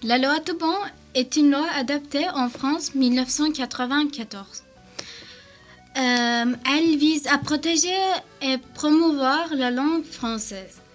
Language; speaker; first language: French; non-native, learner; Turkish